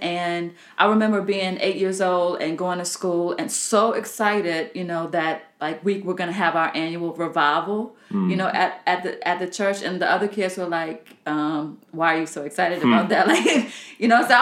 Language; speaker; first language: English; native; English